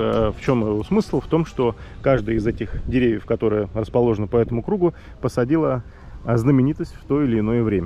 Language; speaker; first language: Russian; native; Russian